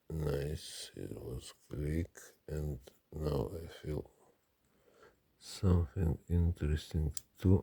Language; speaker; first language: English; non-native, learner; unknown